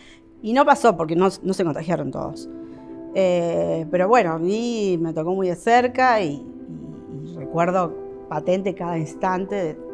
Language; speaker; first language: Spanish; native; Spanish